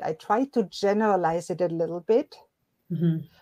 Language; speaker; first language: English; non-native, fluent; German